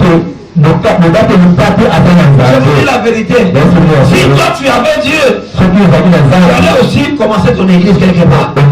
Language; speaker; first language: French; non-native, local second language; Lingala